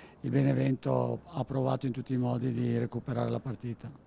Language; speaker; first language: Italian; native; Italian